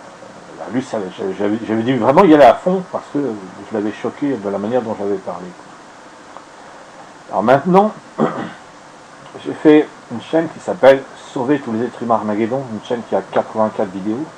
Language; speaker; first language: French; native; French